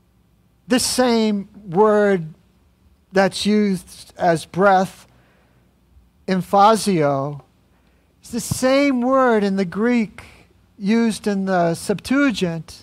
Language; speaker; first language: English; native; English